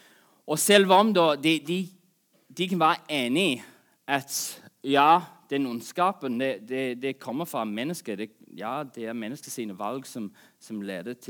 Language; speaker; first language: Norwegian; non-native, fluent; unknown